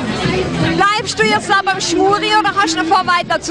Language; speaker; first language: German; native; German